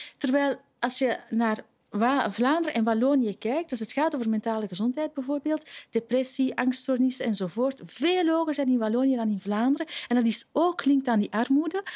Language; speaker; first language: Dutch; native; Dutch